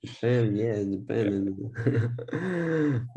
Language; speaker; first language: English; non-native, learner; Russian